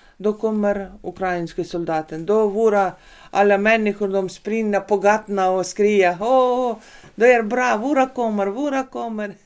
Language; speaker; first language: Swedish; early bilingual, heritage; Swedish